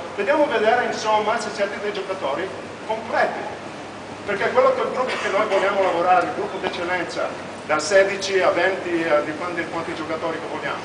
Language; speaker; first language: Italian; non-native, fluent; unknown